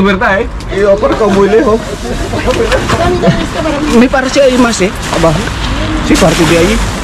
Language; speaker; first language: Spanish; non-native, learner; Filipino